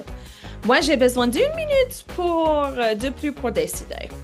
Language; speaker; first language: French; non-native, fluent; English